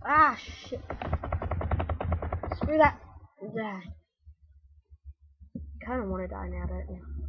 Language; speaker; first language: English; native; English